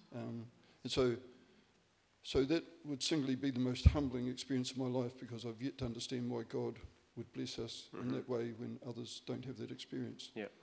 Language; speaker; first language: English; native; English